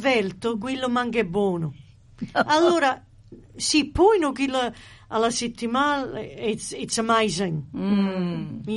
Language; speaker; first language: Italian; early bilingual, heritage; Italian